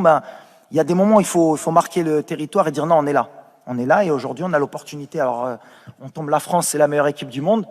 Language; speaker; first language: French; native; French